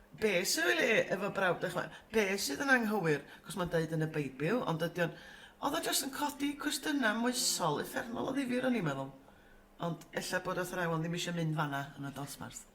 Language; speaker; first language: Welsh; native; Welsh